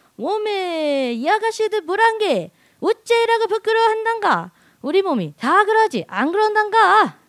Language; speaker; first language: Korean; non-native, fluent; Cantonese